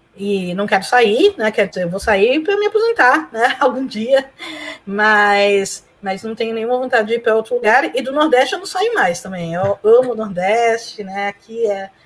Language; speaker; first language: Portuguese; early bilingual, other home language; Spanish